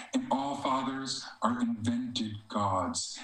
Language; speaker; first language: English; native; English